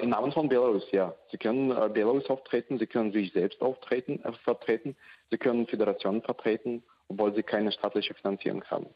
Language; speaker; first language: German; non-native, fluent; Russian